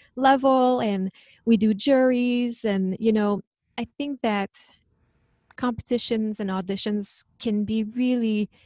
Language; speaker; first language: English; non-native, fluent; French